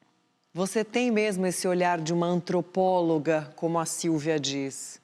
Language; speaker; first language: Portuguese; native; Portuguese